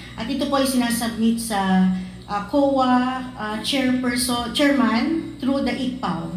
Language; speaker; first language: Filipino; native; Filipino